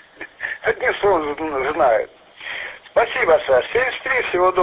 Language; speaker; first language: Russian; native; Russian